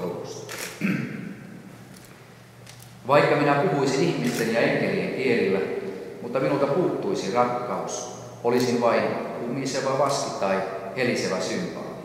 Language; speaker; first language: Finnish; native; Finnish